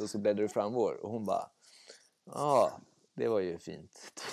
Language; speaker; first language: Swedish; native; Swedish